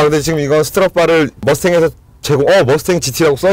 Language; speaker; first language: Korean; native; Korean